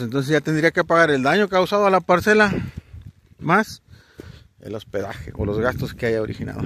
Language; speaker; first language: Spanish; native; Spanish